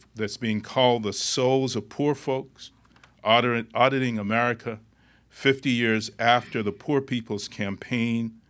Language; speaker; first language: English; native; English